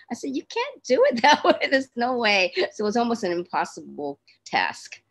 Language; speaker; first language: English; native; English